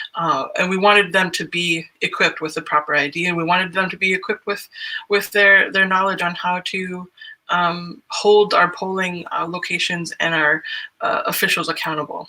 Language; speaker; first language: English; native; English